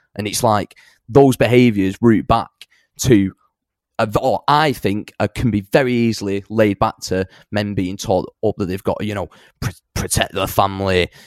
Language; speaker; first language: English; native; English